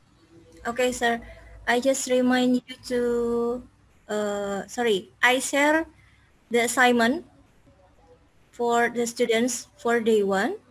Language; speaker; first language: English; non-native, fluent; Indonesian